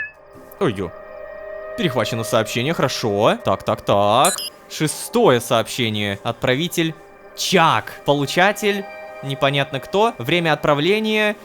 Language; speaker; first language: Russian; native; Russian